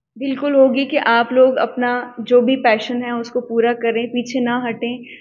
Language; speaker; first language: Hindi; non-native, local second language; Punjabi